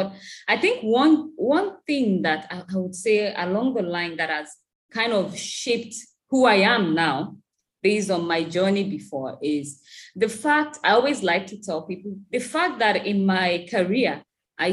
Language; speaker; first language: English; non-native, local second language; Igbo